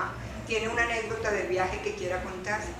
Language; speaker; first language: Spanish; early bilingual, other home language; Greek